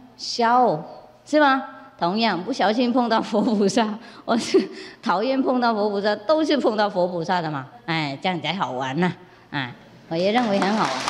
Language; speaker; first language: Chinese; non-native, fluent; Vietnamese